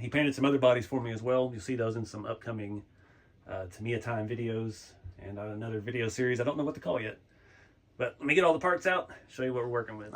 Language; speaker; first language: English; native; English